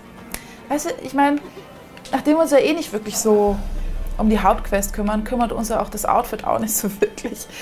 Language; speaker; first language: German; native; German